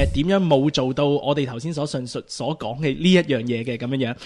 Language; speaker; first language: Cantonese; early bilingual, heritage; Cantonese